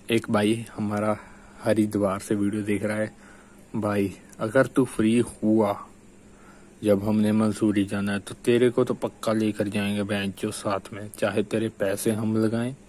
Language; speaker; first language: Hindi; non-native, local second language; Punjabi